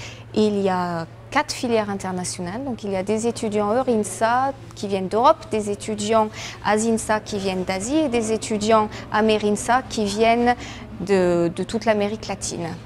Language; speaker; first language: French; native; French